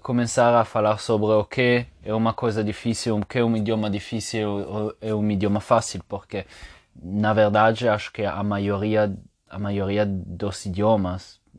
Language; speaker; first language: Portuguese; non-native, fluent; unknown